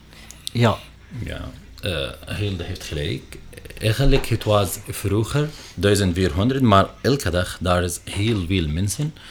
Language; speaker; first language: Dutch; non-native, learner; Arabic